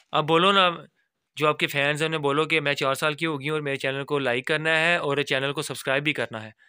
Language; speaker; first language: Urdu; non-native, local second language; Punjabi